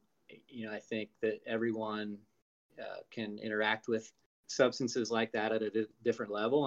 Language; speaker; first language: English; native; English